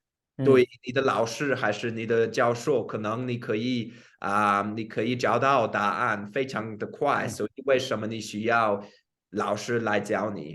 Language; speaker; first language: Chinese; non-native, fluent; English